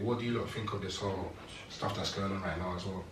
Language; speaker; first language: English; native; English